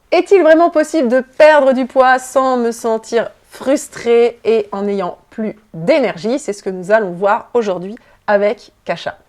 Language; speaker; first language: French; native; French